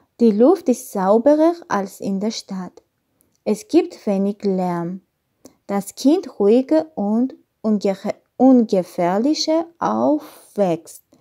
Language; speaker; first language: German; non-native, learner; Armenian